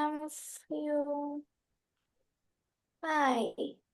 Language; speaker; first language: English; non-native, learner; Vietnamese